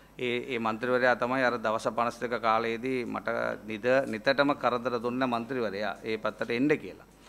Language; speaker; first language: Sinhala; non-native, local second language; Tamil